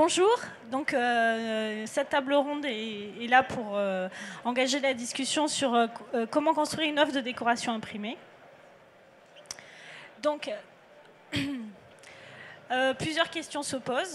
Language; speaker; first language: French; native; French